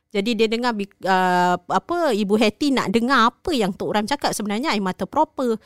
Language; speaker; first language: Malay; native; Malay